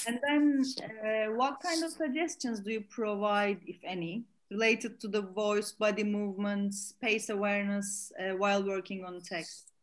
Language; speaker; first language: English; non-native, fluent; Turkish